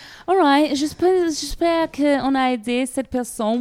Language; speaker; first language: French; non-native, learner; English